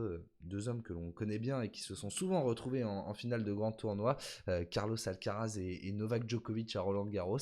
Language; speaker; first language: French; native; French